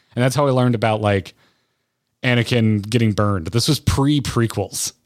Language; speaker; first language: English; native; English